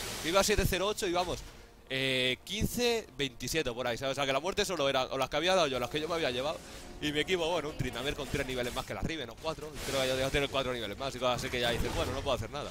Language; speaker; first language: Spanish; native; Spanish